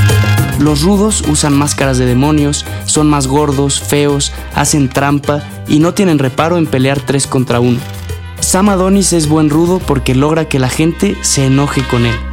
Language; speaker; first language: Spanish; native; Spanish